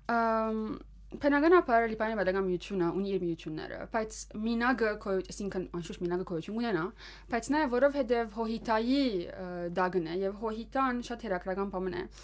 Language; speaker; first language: Armenian; early bilingual, heritage; Armenian